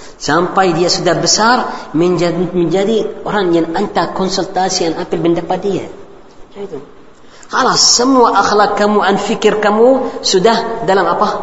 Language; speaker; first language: Indonesian; non-native, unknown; Arabic